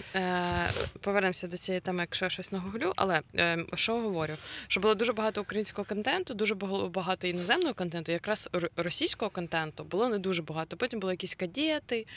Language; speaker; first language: Ukrainian; non-native, local second language; Russian